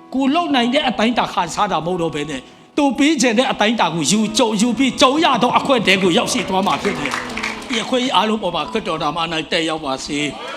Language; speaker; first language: Burmese; non-native, local second language; Tedim Chin